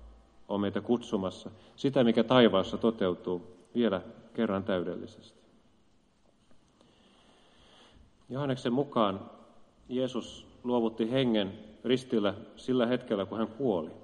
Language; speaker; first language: Finnish; native; Finnish